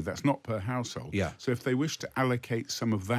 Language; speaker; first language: English; native; English